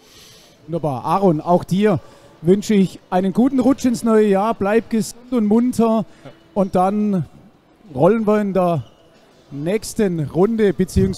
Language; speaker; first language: German; native; German